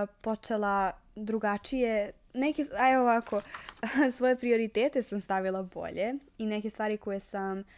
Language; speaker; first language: Serbian; native; Serbian